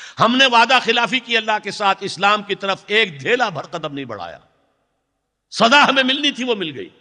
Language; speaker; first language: Urdu; native; Urdu